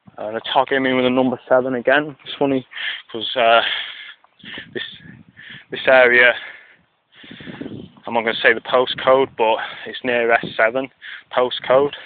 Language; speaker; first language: English; native; English